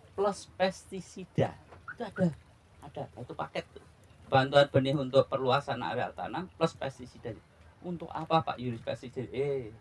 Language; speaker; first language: Indonesian; non-native, local second language; Javanese